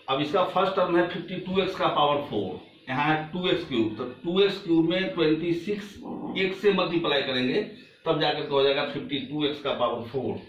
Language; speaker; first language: Hindi; native; Hindi